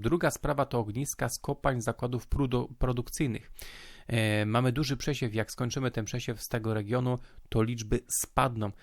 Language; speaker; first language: Polish; native; Polish